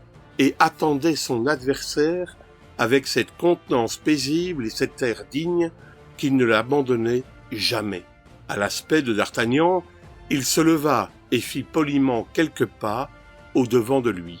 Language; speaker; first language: French; native; French